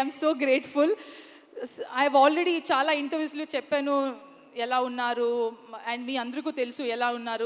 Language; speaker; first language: Telugu; non-native, learner; Kannada